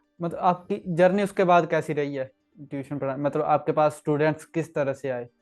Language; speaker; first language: Hindi; native; Hindi